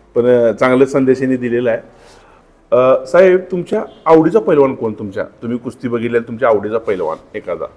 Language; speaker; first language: Marathi; native; Marathi